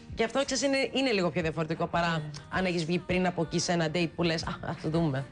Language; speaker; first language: Greek; early bilingual, heritage; Greek